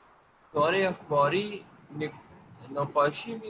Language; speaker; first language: Persian; non-native, learner; Urdu